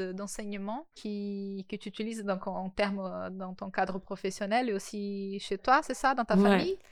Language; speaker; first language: French; non-native, fluent; Portuguese